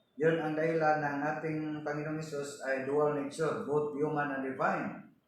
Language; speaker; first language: Filipino; non-native, local second language; Cebuano